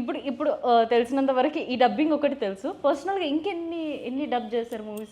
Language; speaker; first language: Telugu; native; Telugu